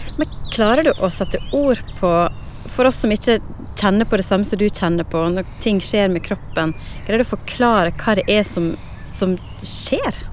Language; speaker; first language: Norwegian; native; Norwegian